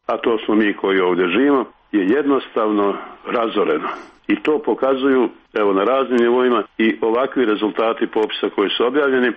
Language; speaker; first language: Serbian; native; Serbian